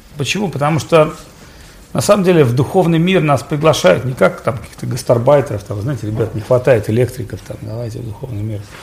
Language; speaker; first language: Russian; native; Russian